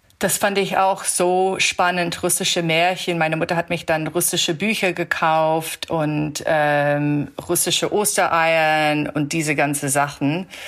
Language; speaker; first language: German; early bilingual, heritage; German